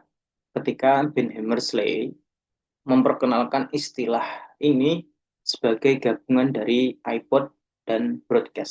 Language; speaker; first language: Indonesian; native; Indonesian